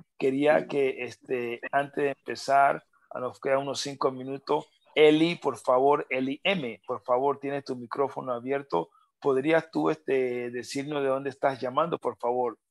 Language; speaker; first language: Spanish; native; Spanish